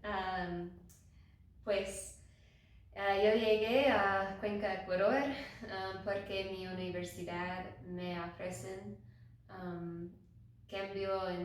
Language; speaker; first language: Spanish; non-native, learner; English